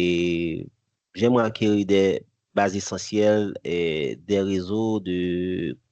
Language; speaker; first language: French; non-native, local second language; Haitian Creole